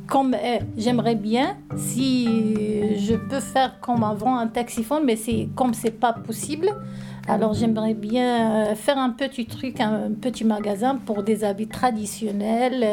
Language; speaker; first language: French; non-native, learner; Arabic